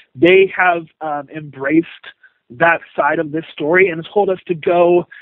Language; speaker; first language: English; native; English